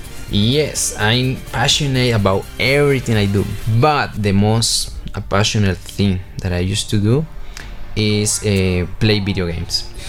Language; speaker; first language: English; non-native, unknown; Spanish